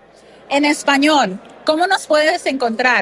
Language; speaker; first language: Spanish; early bilingual, heritage; Spanish